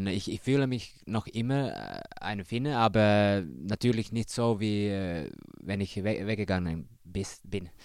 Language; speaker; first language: German; non-native, learner; Finnish